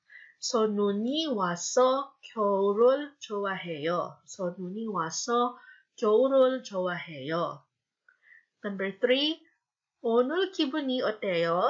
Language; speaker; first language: Korean; non-native, fluent; Filipino